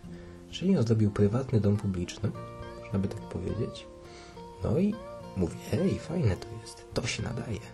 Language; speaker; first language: Polish; native; Polish